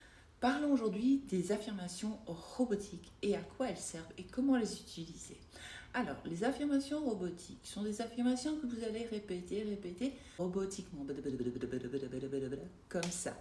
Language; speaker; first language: French; native; French